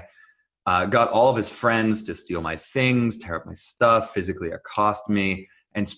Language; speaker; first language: English; early bilingual, other home language; Hebrew